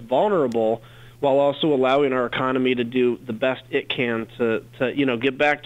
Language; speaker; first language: English; native; English